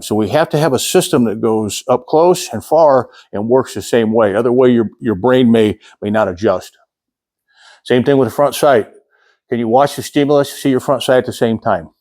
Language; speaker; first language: English; native; English